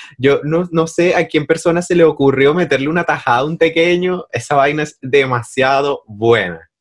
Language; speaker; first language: Spanish; native; Spanish